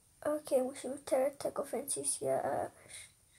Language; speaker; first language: Polish; early bilingual, heritage; Polish